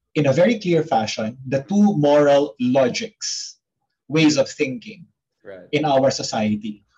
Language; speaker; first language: English; non-native, local second language; Filipino